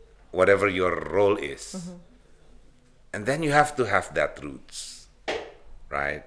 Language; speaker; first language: English; non-native, fluent; Indonesian